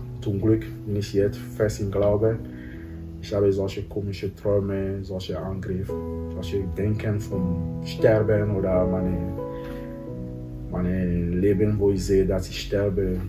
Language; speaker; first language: German; non-native, fluent; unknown